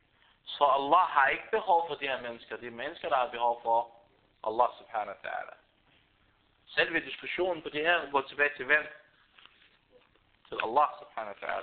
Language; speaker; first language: Danish; non-native, fluent; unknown